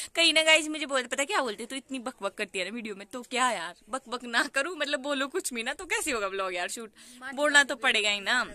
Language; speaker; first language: Hindi; non-native, local second language; Pahari-Potwari